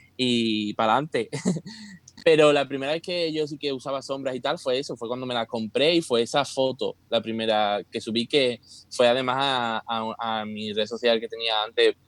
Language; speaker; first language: Spanish; native; Spanish